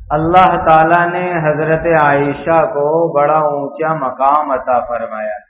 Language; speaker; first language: Urdu; native; Urdu